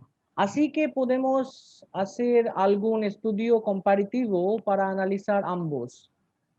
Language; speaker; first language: Spanish; non-native, learner; Bangla